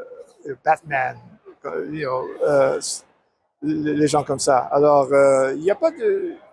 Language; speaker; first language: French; non-native, learner; English